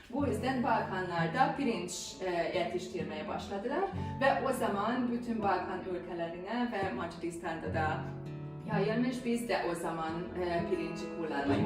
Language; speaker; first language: Turkish; non-native, fluent; Hungarian